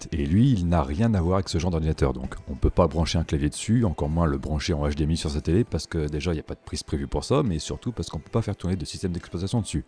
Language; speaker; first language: French; native; French